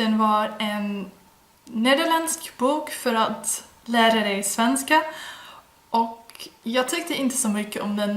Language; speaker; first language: Swedish; non-native, learner; Dutch